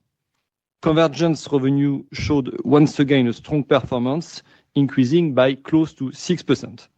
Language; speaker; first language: English; non-native, fluent; French